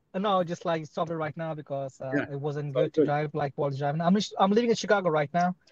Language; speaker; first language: English; non-native, fluent; Arabic